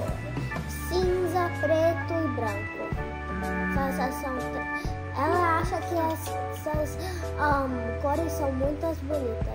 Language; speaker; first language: Portuguese; early bilingual, heritage; Portuguese